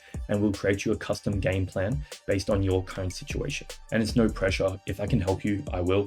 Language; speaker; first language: English; native; English